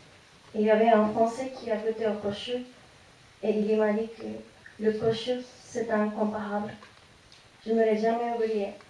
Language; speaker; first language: French; non-native, fluent; Japanese